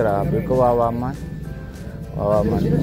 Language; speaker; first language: Filipino; non-native, fluent; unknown